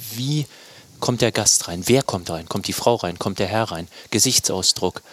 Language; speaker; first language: German; native; German